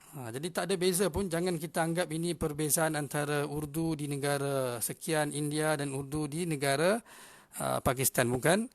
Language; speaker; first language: Malay; native; Malay